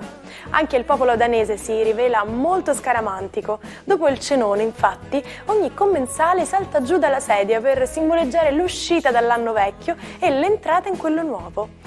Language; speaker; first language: Italian; native; Italian